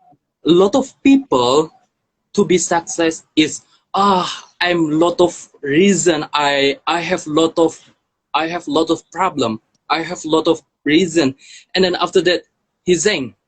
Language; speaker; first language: English; non-native, learner; Indonesian